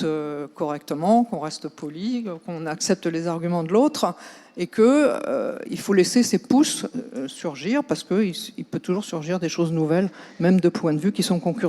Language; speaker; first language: French; native; French